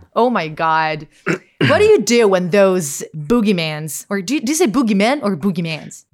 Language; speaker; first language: English; non-native, fluent; Finnish